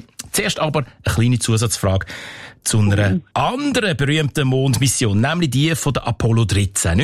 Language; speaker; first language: German; native; German